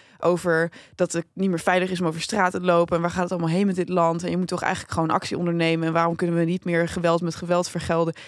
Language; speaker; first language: Dutch; native; Dutch